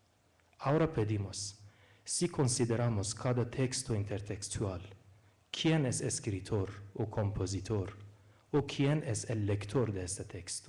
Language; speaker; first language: Spanish; non-native, fluent; Persian